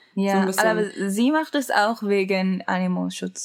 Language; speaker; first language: German; non-native, learner; Japanese